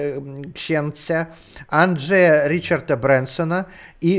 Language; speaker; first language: Polish; non-native, learner; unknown